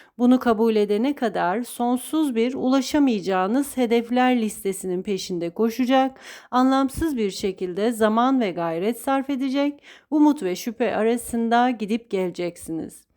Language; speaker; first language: Turkish; native; Turkish